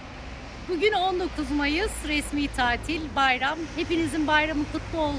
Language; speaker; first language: Turkish; native; Turkish